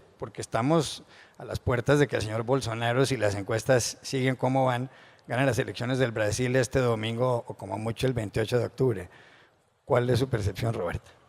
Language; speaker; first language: Spanish; native; Spanish